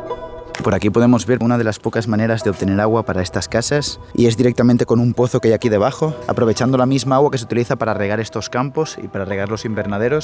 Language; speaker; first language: Spanish; native; Spanish